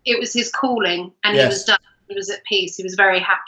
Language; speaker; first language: English; native; English